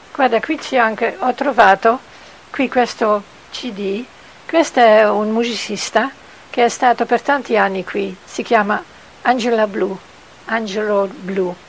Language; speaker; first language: Italian; non-native, fluent; Dutch